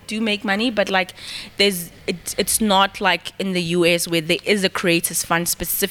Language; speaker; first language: English; non-native, local second language; Zulu